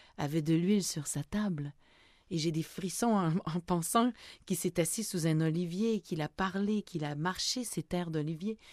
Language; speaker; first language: French; native; French